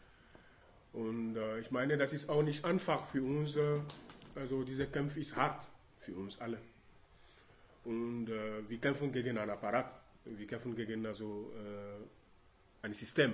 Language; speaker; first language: German; non-native, learner; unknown